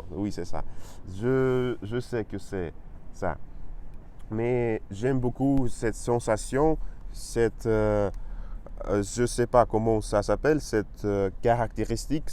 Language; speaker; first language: French; non-native, learner; Russian